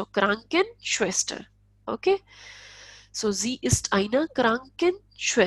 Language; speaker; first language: German; non-native, fluent; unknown